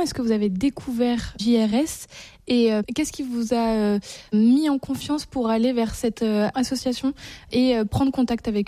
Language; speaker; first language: French; native; French